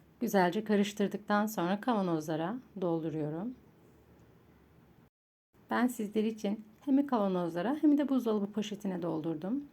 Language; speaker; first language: Turkish; native; Turkish